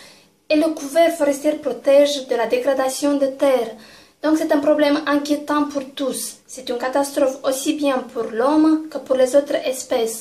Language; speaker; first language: French; non-native, learner; Romanian